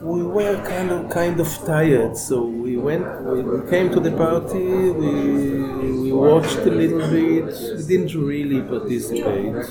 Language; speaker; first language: English; non-native, fluent; Hebrew